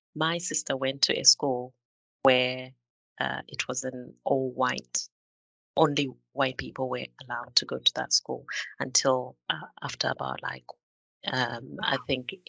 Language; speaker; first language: English; non-native, local second language; Shona